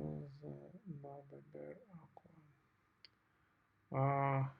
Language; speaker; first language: Spanish; non-native, learner; Russian